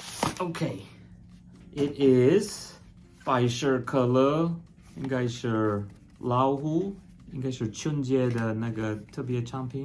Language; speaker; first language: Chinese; non-native, fluent; English